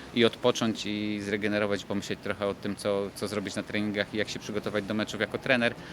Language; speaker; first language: Polish; native; Polish